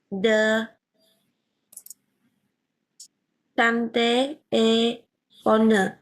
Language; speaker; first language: French; non-native, learner; Vietnamese